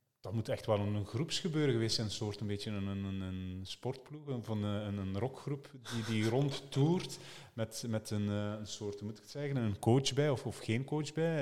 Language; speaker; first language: Dutch; native; Dutch